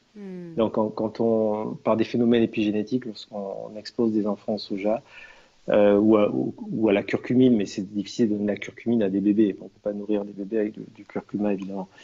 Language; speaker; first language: French; native; French